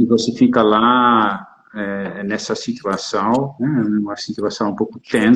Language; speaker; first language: Portuguese; non-native, fluent; Dutch